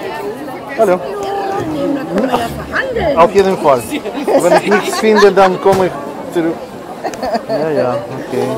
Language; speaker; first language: German; non-native, local second language; Russian